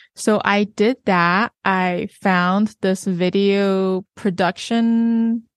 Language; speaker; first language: English; non-native, fluent; Chinese